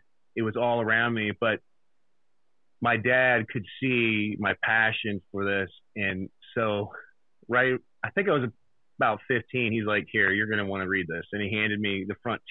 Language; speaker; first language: English; native; English